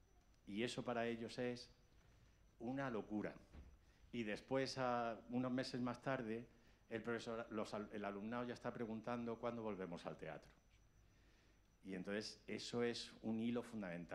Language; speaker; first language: Spanish; native; Spanish